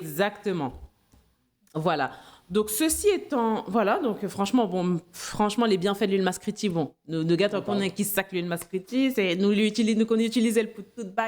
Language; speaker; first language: French; non-native, local second language; Haitian Creole